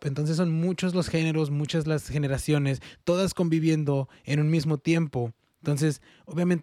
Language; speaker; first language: Spanish; early bilingual, heritage; Spanish